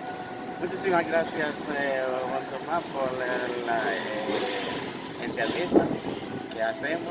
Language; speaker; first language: Spanish; non-native, learner; Haitian Creole